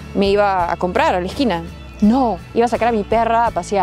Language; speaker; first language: Spanish; early bilingual, heritage; Spanish